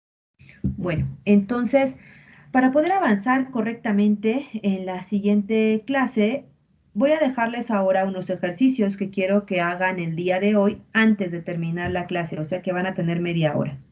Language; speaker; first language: Spanish; native; Spanish